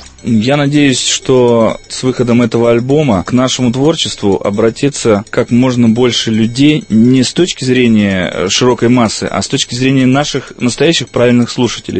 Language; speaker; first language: Russian; native; Russian